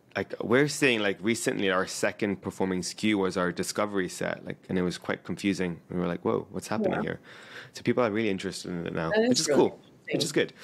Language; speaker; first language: English; native; English